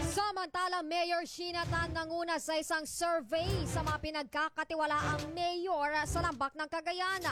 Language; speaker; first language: Filipino; non-native, local second language; Hiligaynon